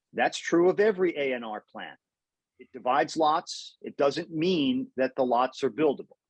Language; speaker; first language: English; native; English